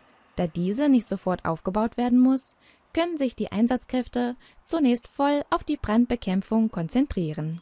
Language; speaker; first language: German; native; German